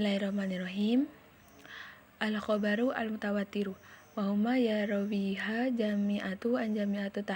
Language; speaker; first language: Arabic; non-native, learner; Indonesian